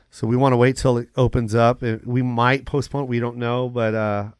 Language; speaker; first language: English; early bilingual, other home language; Filipino